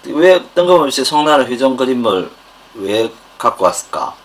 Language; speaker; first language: Korean; native; Korean